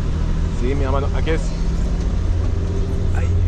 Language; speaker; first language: Spanish; non-native, fluent; French